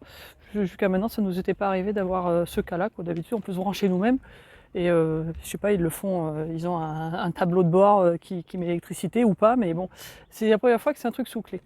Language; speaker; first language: French; native; French